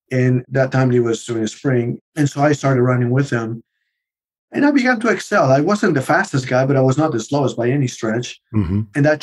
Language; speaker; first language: English; non-native, fluent; Spanish